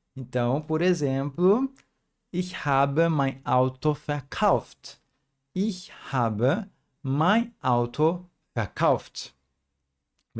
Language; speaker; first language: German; non-native, fluent; Portuguese